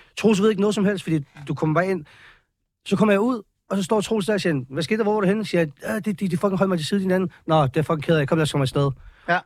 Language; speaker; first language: Danish; early bilingual, other home language; Persian